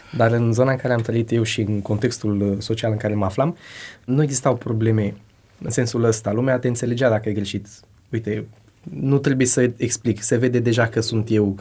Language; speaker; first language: Romanian; early bilingual, heritage; Romanian